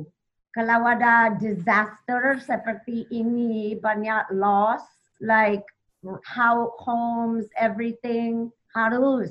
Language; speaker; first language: Indonesian; non-native, learner; English